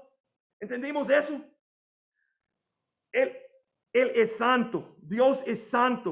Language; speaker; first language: Spanish; non-native, fluent; English